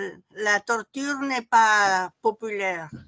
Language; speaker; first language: French; non-native, fluent; Catalan